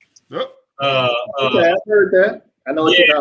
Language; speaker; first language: English; native; English